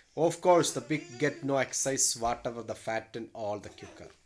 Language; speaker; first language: English; non-native, local second language; Malayalam